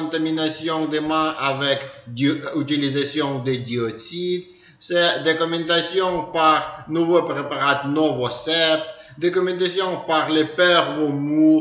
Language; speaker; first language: French; non-native, learner; Ukrainian